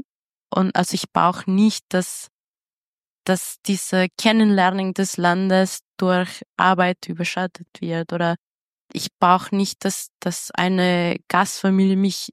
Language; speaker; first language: German; non-native, fluent; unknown